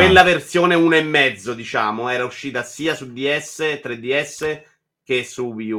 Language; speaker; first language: Italian; native; Italian